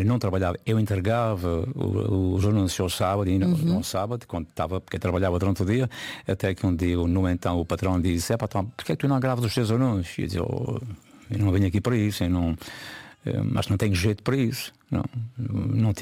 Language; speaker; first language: Portuguese; native; Portuguese